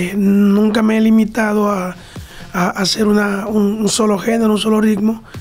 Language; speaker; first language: Spanish; native; Spanish